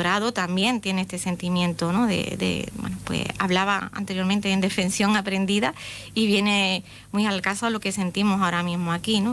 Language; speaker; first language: Spanish; native; Spanish